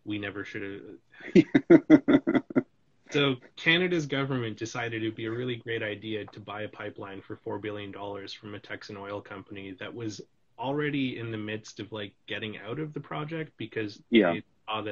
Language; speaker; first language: English; native; English